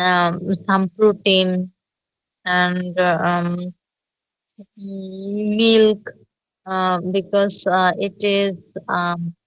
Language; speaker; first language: English; non-native, learner; Bangla